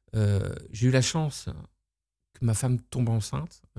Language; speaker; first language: French; native; French